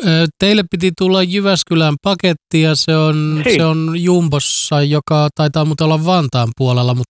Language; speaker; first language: Finnish; native; Finnish